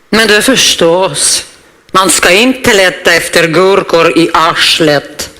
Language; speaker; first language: Swedish; non-native, learner; Ukrainian